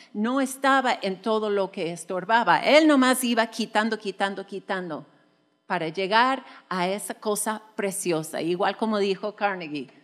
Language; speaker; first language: Spanish; non-native, fluent; English